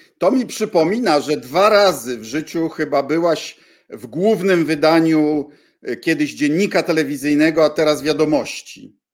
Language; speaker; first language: Polish; native; Polish